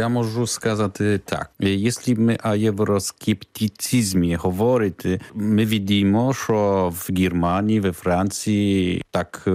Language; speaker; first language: Ukrainian; non-native, learner; Polish